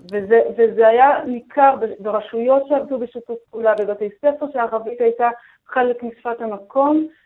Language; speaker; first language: Hebrew; non-native, local second language; Arabic